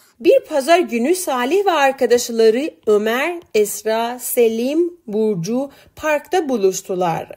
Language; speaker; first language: Turkish; non-native, fluent; Persian